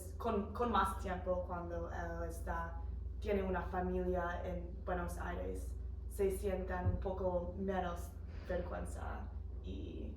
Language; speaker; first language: Spanish; non-native, fluent; English